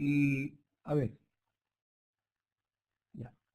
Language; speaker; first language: Spanish; native; Spanish